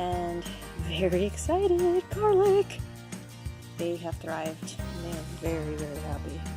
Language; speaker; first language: English; native; English